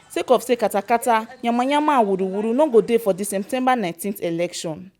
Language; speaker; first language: Nigerian Pidgin; native; Nigerian Pidgin